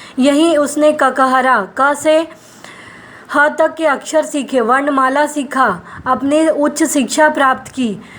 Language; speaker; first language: Hindi; non-native, local second language; Gujarati